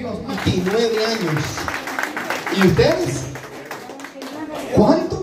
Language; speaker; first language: Spanish; native; Spanish